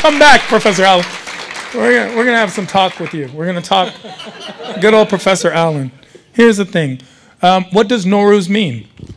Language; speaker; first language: English; early bilingual, other home language; Persian